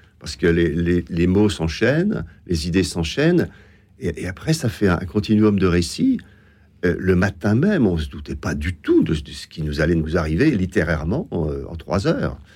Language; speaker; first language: French; native; French